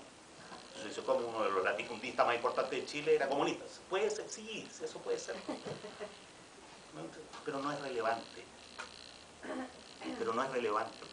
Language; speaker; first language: Spanish; native; Spanish